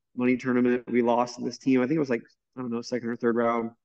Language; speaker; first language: English; native; English